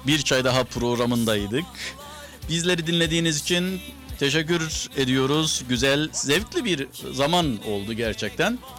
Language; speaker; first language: Turkish; early bilingual, heritage; Turkish